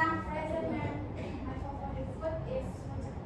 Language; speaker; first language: English; non-native, learner; Indonesian